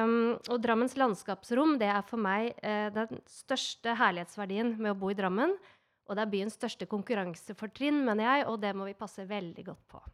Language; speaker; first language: Norwegian; native; Norwegian